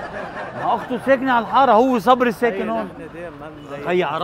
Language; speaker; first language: Arabic; native; Arabic